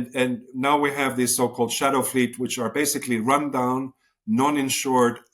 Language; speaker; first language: English; non-native, fluent; Swedish